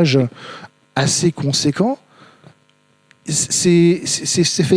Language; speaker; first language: French; native; French